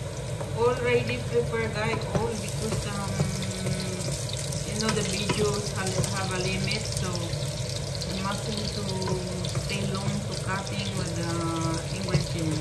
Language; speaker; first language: English; non-native, learner; Filipino